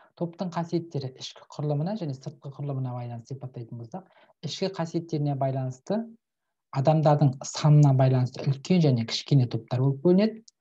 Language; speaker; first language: Kazakh; native; Kazakh